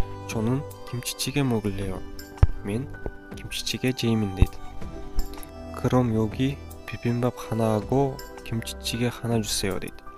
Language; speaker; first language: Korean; non-native, fluent; Kyrgyz